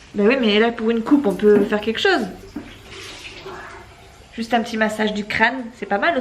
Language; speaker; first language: French; native; French